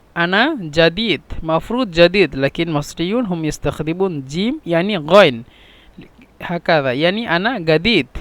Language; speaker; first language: Egyptian Arabic; non-native, fluent; Bangla